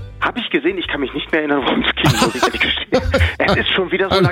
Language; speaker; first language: German; native; German